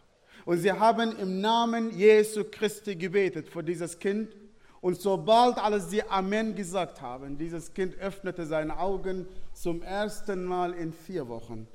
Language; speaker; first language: German; non-native, fluent; Arabic